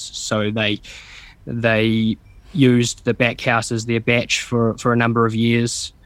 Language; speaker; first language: English; native; English